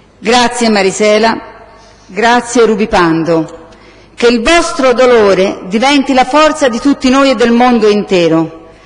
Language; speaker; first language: Italian; native; Italian